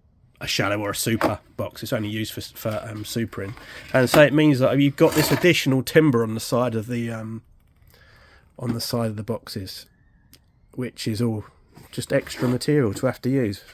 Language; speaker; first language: English; native; English